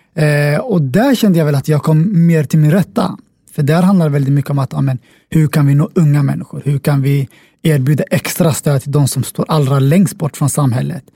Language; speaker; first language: Swedish; early bilingual, other home language; Somali